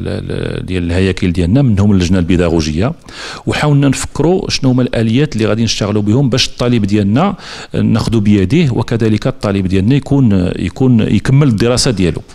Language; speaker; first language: Arabic; native; Arabic